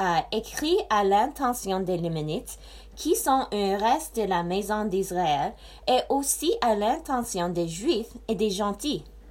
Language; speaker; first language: French; non-native, fluent; English